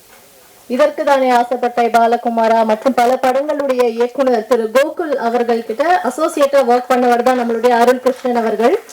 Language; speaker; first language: Tamil; native; Tamil